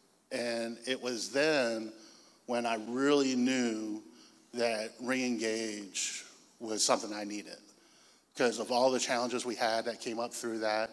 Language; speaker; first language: English; native; English